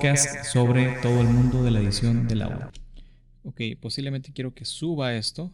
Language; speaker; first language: Spanish; native; Spanish